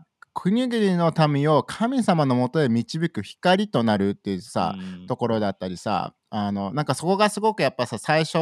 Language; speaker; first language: Japanese; native; Japanese